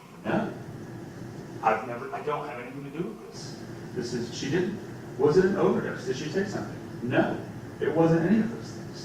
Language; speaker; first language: English; native; English